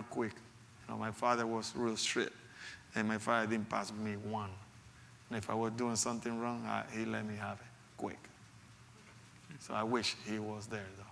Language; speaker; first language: English; non-native, fluent; Spanish